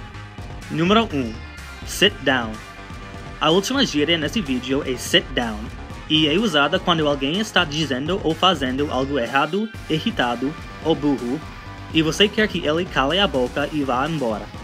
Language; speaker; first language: Portuguese; non-native, fluent; English